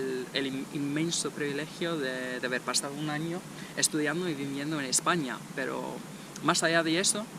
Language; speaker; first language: Spanish; non-native, fluent; English